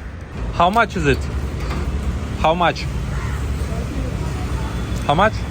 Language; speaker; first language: English; non-native, learner; Russian